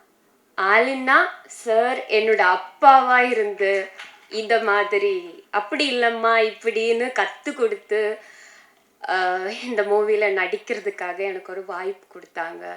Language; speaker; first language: Tamil; non-native, fluent; Divehi